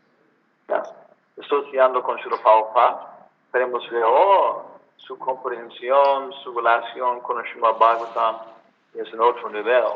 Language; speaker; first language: Spanish; non-native, learner; English